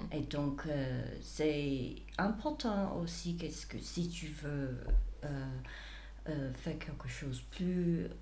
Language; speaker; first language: French; non-native, fluent; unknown